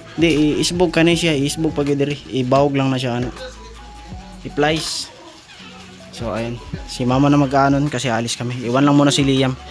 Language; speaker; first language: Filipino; non-native, local second language; Cebuano